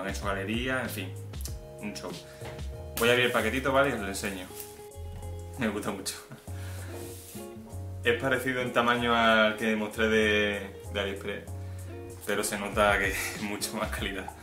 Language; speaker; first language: Spanish; native; Spanish